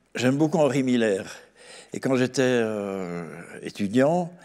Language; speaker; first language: French; native; French